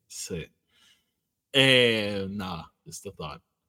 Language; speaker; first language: English; non-native, local second language; Spanish